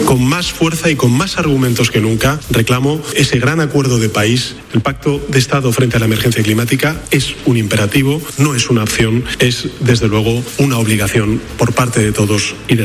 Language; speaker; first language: Spanish; native; Spanish